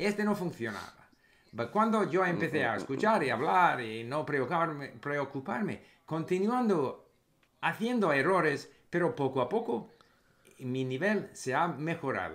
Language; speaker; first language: Spanish; non-native, fluent; English